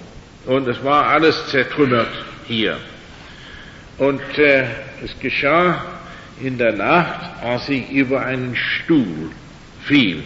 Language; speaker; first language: German; non-native, fluent; English